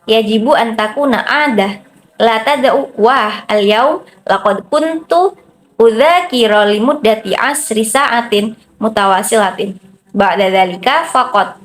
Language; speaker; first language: Arabic; non-native, learner; Indonesian